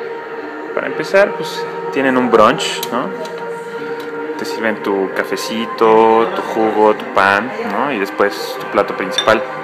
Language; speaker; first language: Spanish; native; Spanish